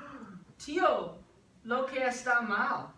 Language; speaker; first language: Spanish; non-native, learner; English